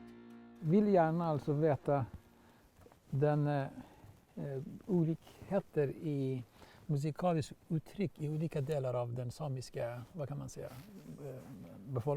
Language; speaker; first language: Swedish; non-native, fluent; Baluchi